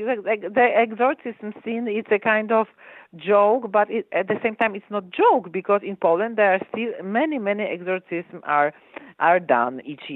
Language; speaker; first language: English; non-native, fluent; Polish